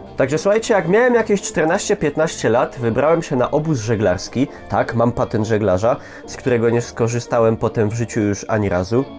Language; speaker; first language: Polish; native; Polish